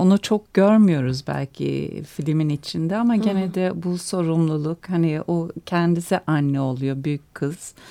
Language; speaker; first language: Turkish; early bilingual, heritage; Turkish